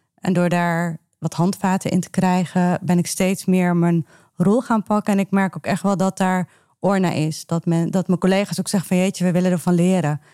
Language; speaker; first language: Dutch; early bilingual, other home language; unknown